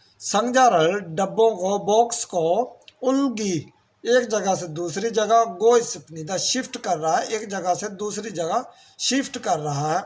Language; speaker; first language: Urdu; non-native, local second language; Punjabi